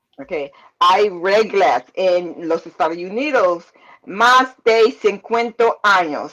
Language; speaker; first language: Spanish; non-native, learner; English